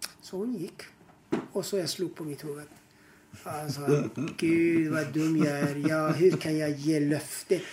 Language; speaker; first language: Swedish; non-native, fluent; Persian